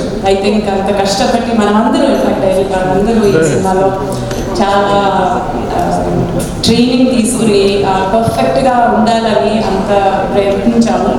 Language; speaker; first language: Telugu; non-native, learner; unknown